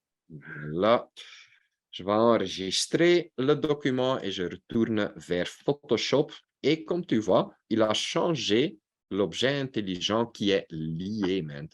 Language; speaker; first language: French; non-native, local second language; Dutch